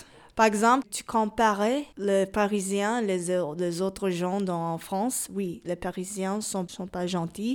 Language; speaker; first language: French; non-native, learner; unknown